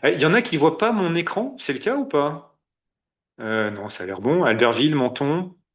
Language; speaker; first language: French; native; French